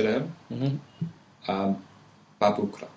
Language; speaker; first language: Arabic; non-native, learner; English